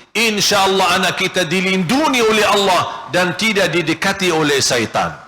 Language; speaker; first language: Malay; non-native, fluent; Arabic